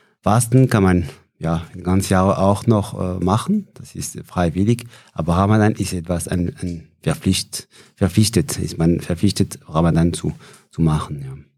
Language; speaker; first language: German; non-native, fluent; French